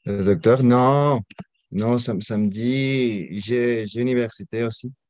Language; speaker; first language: French; non-native, learner; Spanish